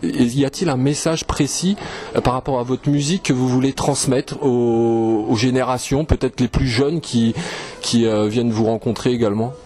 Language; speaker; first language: French; native; French